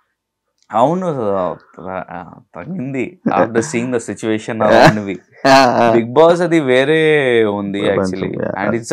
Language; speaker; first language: Telugu; non-native, learner; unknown